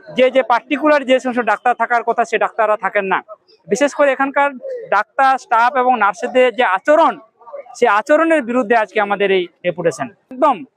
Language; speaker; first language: Bangla; non-native, local second language; Santali